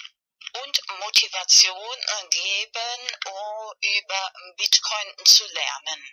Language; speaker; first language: German; non-native, fluent; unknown